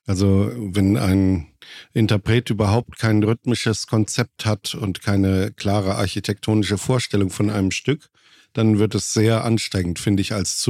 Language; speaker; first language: German; native; German